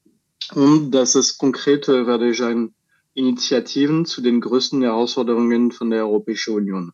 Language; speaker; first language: German; non-native, fluent; French